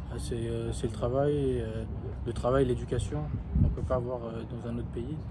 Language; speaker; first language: French; early bilingual, other home language; Kurdish